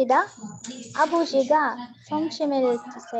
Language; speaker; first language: Korean; non-native, learner; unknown